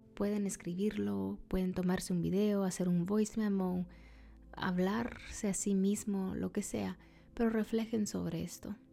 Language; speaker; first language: Spanish; early bilingual, heritage; Spanish